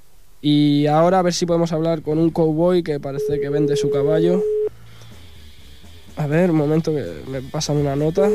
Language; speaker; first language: Spanish; native; Spanish